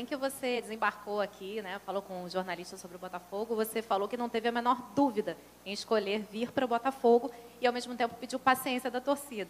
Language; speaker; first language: Portuguese; native; Portuguese